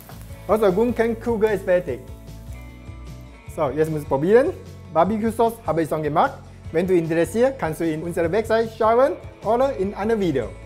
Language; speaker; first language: German; non-native, learner; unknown